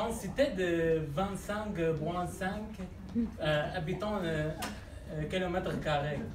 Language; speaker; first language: French; non-native, learner; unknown